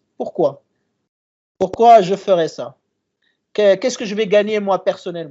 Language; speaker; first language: French; non-native, local second language; Arabic